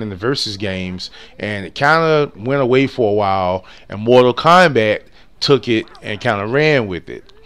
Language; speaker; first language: English; native; English